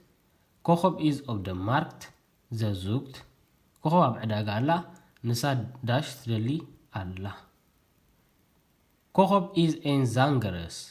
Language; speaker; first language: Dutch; non-native, fluent; Tigrinya